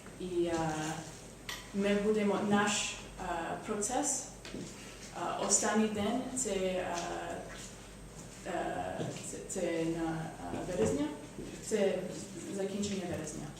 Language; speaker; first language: Ukrainian; non-native, learner; English